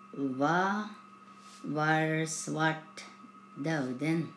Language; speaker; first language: Norwegian; non-native, learner; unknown